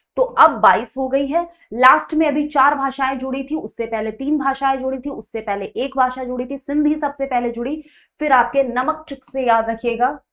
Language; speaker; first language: Hindi; native; Hindi